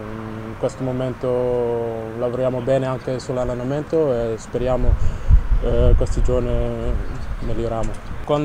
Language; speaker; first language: Italian; non-native, learner; Dutch